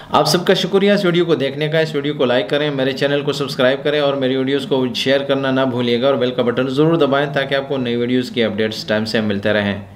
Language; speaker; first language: Urdu; non-native, local second language; Pashto